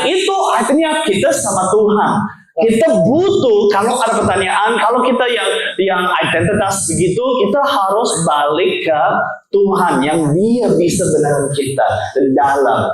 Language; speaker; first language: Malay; non-native, learner; English